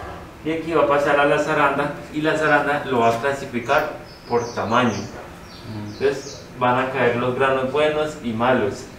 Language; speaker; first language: Spanish; native; Spanish